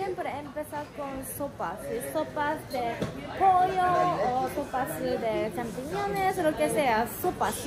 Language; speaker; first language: Spanish; non-native, fluent; Japanese